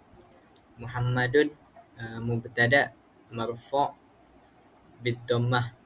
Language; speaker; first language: Arabic; non-native, learner; Malay